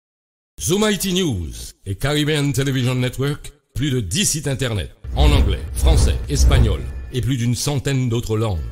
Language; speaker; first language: French; non-native, local second language; Haitian Creole